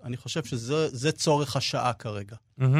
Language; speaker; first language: Hebrew; native; Hebrew